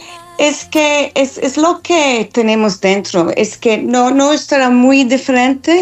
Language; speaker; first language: Spanish; non-native, learner; English